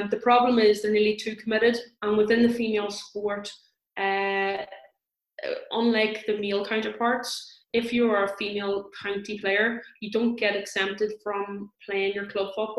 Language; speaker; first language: English; native; English